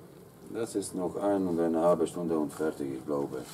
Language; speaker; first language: German; non-native, learner; Hungarian